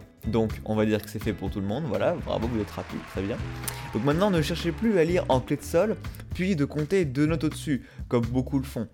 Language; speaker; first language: French; native; French